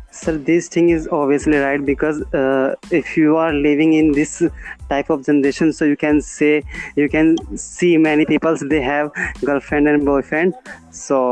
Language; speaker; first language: English; non-native, learner; Hindi